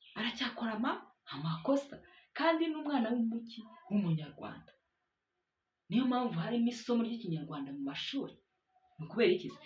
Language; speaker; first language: Kinyarwanda; native; Kinyarwanda